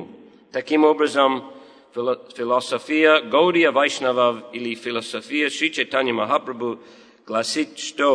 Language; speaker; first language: Russian; non-native, learner; English